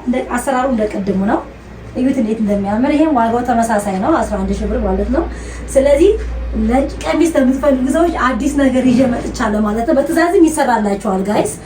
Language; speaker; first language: Amharic; native; Amharic